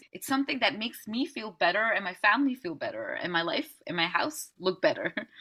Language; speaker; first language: English; early bilingual, other home language; Dutch